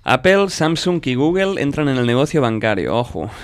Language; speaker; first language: Spanish; non-native, local second language; Catalan